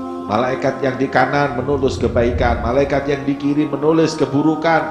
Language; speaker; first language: Indonesian; native; Indonesian